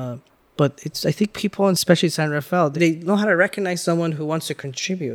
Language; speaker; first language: English; early bilingual, other home language; Persian